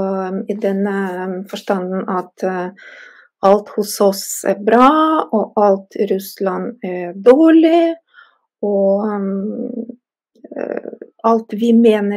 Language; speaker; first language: Norwegian; non-native, fluent; Russian